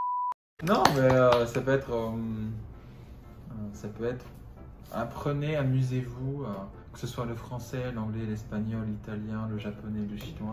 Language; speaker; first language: French; non-native, fluent; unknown